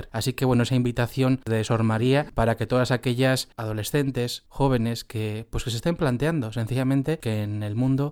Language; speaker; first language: Spanish; native; Spanish